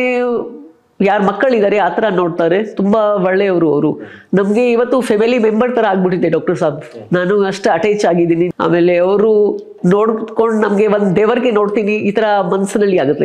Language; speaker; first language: Kannada; non-native, local second language; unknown